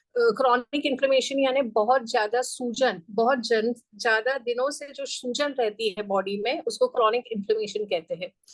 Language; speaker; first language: Hindi; non-native, local second language; Gujarati